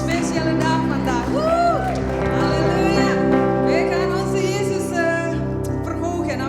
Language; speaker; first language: Dutch; non-native, learner; Indonesian